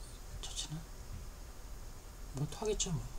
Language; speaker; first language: Korean; native; Korean